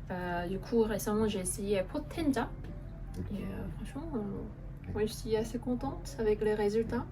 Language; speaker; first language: French; non-native, fluent; Korean